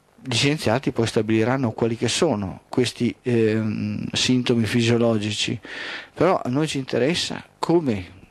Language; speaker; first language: Italian; native; Italian